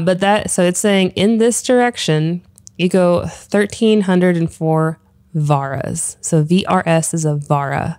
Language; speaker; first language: English; native; English